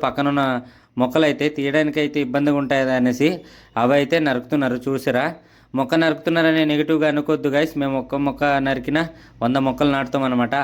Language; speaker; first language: Telugu; native; Telugu